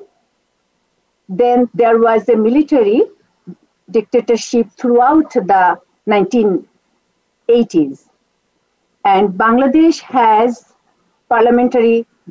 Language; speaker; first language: English; non-native, local second language; Bangla